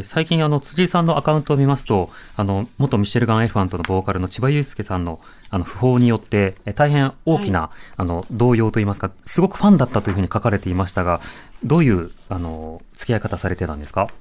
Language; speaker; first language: Japanese; native; Japanese